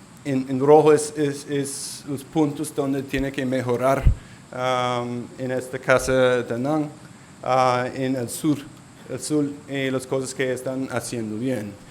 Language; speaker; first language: Spanish; non-native, local second language; English